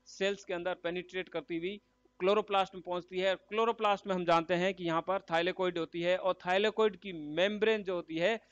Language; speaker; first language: Hindi; native; Hindi